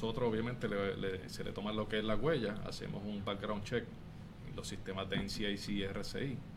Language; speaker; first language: Spanish; native; Spanish